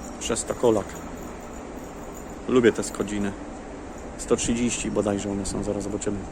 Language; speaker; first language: Polish; native; Polish